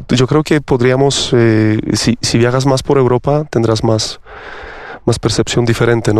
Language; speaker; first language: Spanish; non-native, fluent; Polish